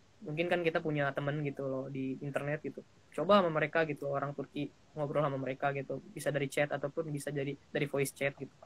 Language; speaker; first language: Indonesian; native; Indonesian